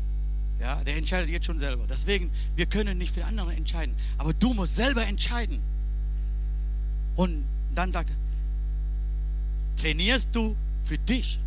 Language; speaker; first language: German; non-native, learner; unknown